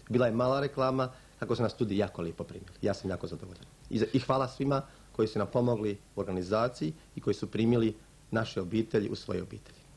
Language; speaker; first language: Croatian; native; Croatian